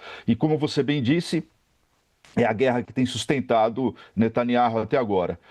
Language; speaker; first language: Portuguese; native; Portuguese